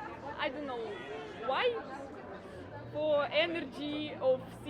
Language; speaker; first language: English; non-native, learner; Ukrainian